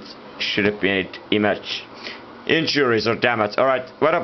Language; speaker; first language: English; non-native, fluent; Italian